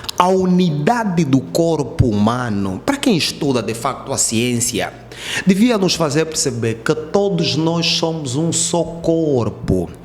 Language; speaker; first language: Portuguese; native; Portuguese